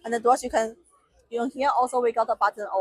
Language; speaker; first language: English; non-native, fluent; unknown